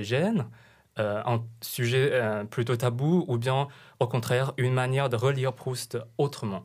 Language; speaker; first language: French; non-native, fluent; Chinese